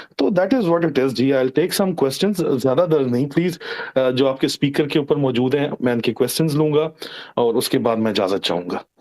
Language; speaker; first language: Urdu; non-native, local second language; Punjabi